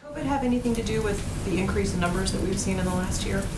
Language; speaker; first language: English; native; English